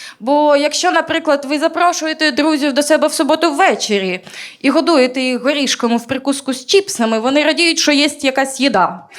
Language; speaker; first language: Ukrainian; native; Ukrainian